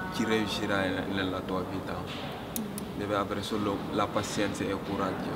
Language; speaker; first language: Italian; non-native, fluent; Wolof